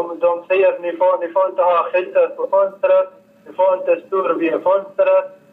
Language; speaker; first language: Swedish; non-native, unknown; Arabic